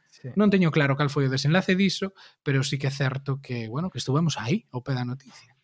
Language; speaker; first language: Galician; native; Galician